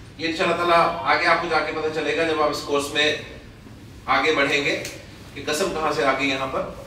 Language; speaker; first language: Urdu; native; Urdu